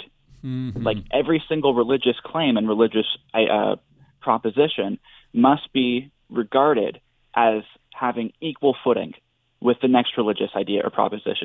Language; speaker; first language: English; native; English